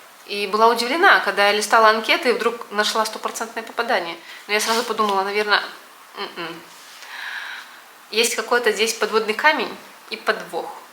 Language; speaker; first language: Russian; native; Russian